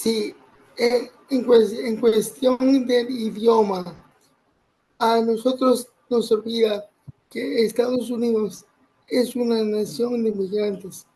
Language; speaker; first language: Spanish; early bilingual, other home language; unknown